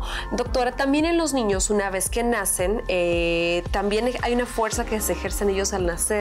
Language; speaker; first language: Spanish; native; Spanish